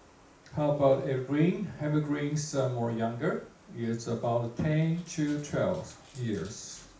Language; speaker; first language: English; non-native, fluent; Chinese